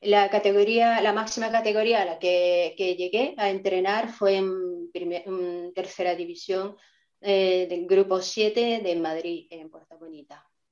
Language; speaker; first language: Spanish; non-native, fluent; Japanese